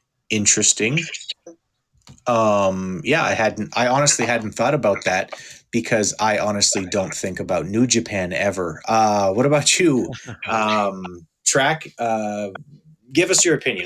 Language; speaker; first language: English; native; English